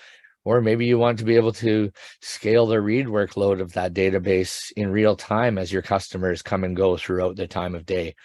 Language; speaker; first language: English; native; English